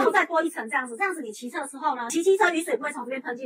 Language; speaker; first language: Chinese; native; Chinese